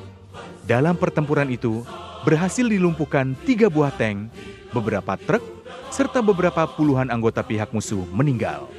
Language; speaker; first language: Indonesian; native; Indonesian